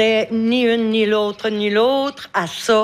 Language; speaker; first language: French; native; French